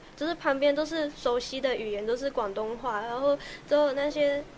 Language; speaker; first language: Chinese; non-native, local second language; Cantonese